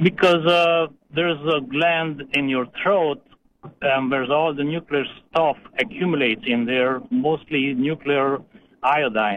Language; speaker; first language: English; non-native, fluent; Romanian